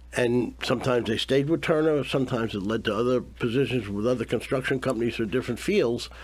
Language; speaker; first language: English; native; English